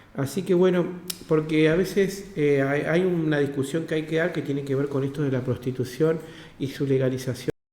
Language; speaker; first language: Spanish; native; Spanish